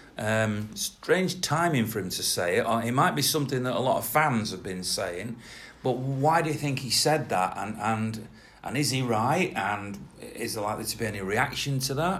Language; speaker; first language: English; native; English